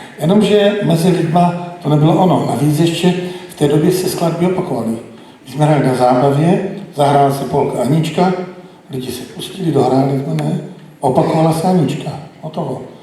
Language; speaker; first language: Czech; native; Czech